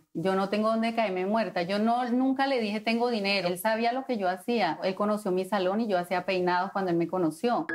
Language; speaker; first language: Spanish; native; Spanish